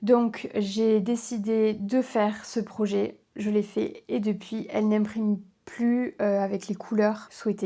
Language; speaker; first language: French; native; French